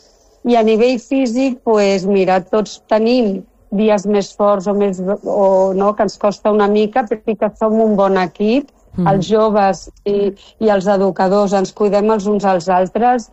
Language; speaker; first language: Catalan; non-native, local second language; Spanish